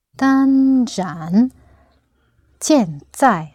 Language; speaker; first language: Chinese; non-native, learner; English